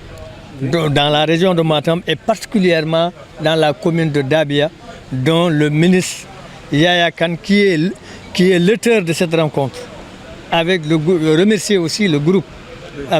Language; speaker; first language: French; non-native, local second language; Fula